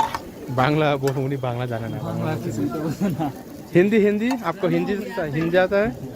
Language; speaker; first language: Hindi; non-native, learner; Bangla